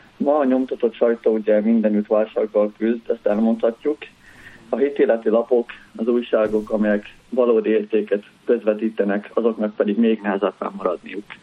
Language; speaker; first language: Hungarian; native; Hungarian